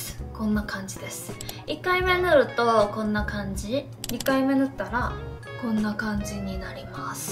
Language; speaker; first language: Japanese; non-native, fluent; Korean